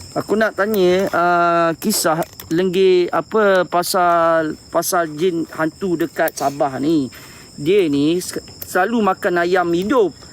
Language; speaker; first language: Malay; native; Malay